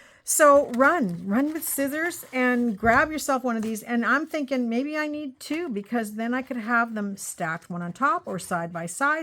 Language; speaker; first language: English; native; English